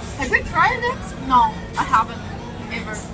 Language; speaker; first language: English; non-native, learner; Japanese